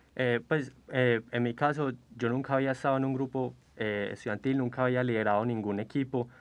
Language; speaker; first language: Spanish; native; Spanish